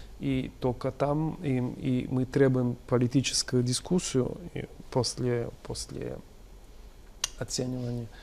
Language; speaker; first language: Russian; non-native, fluent; Italian